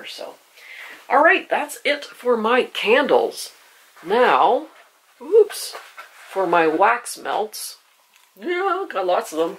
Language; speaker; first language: English; native; English